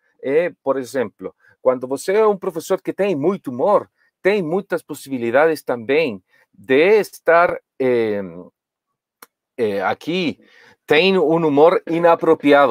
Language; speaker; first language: Portuguese; non-native, learner; Spanish